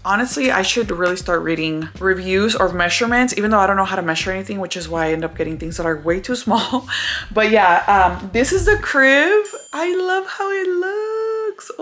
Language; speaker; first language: English; early bilingual, other home language; Spanish